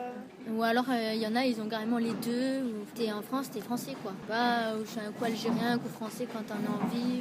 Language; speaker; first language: French; native; French